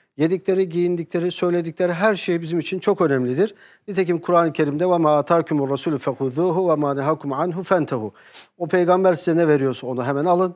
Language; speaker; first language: Turkish; native; Turkish